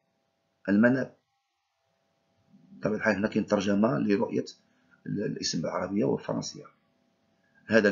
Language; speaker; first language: Arabic; native; Arabic